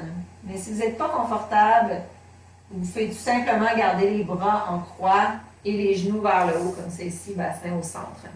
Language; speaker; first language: French; native; French